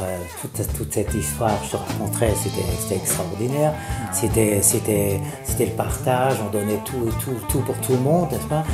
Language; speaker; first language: French; native; French